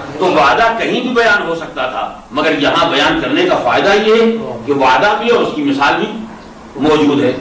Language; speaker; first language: Urdu; native; Urdu